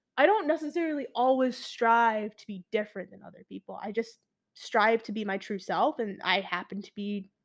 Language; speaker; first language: English; early bilingual, other home language; Arabic